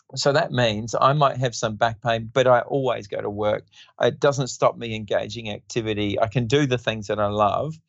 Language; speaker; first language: English; native; English